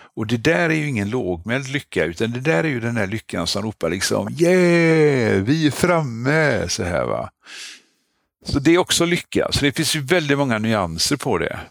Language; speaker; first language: Swedish; native; Swedish